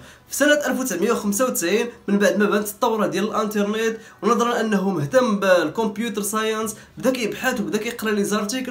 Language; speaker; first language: Arabic; native; Arabic